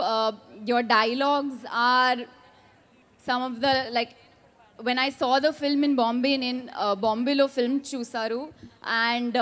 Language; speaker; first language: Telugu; non-native, learner; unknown